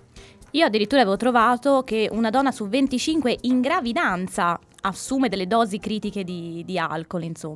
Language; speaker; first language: Italian; native; Italian